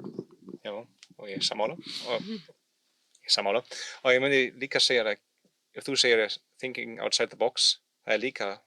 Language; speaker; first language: Icelandic; non-native, learner; German